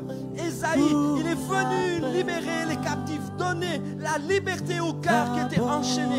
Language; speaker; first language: French; native; French